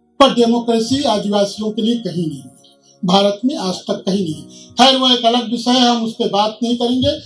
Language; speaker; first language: Hindi; native; Hindi